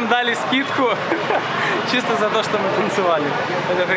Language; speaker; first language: Russian; native; Russian